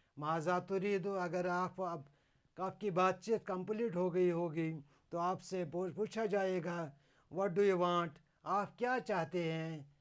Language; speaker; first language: Urdu; non-native, local second language; Kashmiri